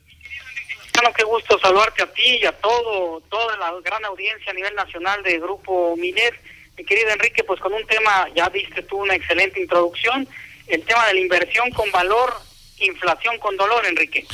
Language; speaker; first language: Spanish; native; Spanish